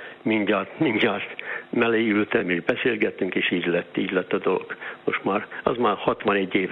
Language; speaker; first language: Hungarian; early bilingual, heritage; Hungarian